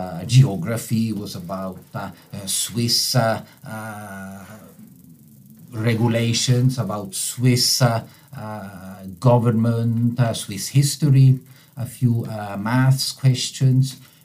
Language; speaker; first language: English; non-native, fluent; Italian